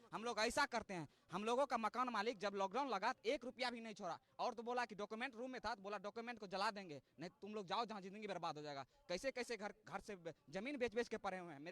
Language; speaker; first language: Hindi; native; Hindi